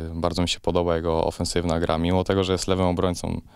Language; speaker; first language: Polish; native; Polish